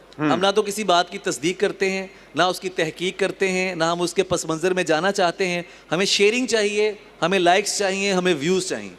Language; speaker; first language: Urdu; non-native, local second language; Punjabi